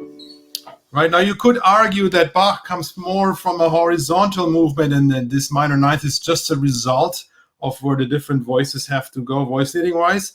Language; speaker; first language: English; non-native, fluent; German